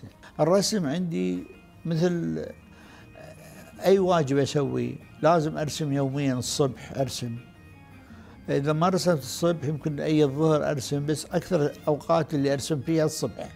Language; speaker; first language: Arabic; native; Arabic